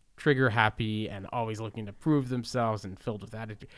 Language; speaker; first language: English; native; English